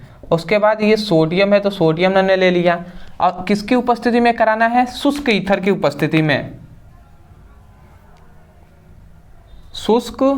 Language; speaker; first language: Hindi; native; Hindi